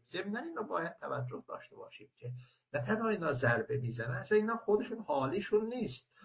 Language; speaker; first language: Persian; non-native, local second language; Azerbaijani